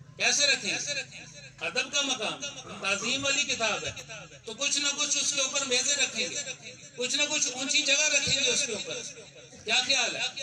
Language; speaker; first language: Urdu; non-native, local second language; Punjabi